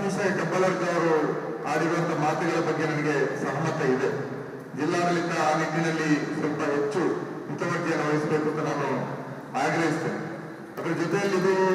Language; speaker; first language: Kannada; non-native, local second language; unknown